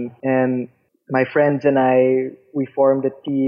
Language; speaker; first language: English; non-native, local second language; Filipino